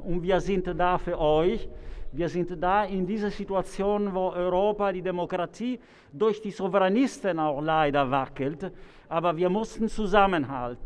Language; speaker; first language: German; non-native, fluent; Italian